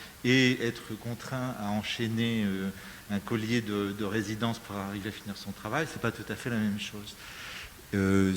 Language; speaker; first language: French; native; French